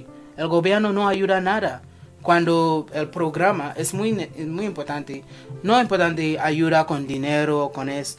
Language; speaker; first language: Spanish; non-native, fluent; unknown